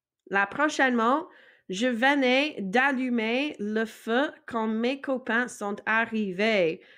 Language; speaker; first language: French; non-native, fluent; English